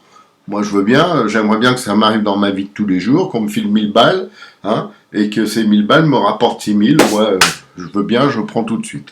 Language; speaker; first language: French; native; French